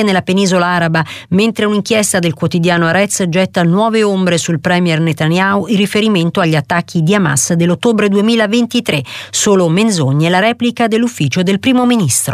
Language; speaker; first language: Italian; native; Italian